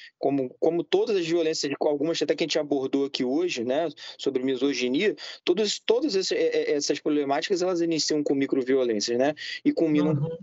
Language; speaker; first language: Portuguese; native; Portuguese